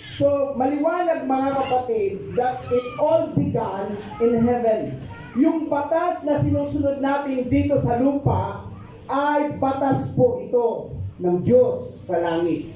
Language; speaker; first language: Filipino; non-native, local second language; Pampanga